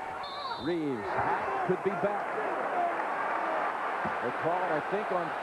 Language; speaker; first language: English; native; English